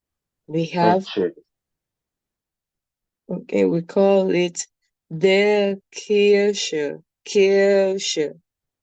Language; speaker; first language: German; non-native, fluent; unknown